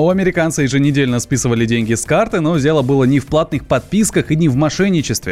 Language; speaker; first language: Russian; native; Russian